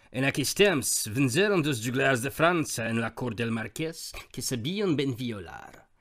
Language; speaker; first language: Occitan; non-native, fluent; Polish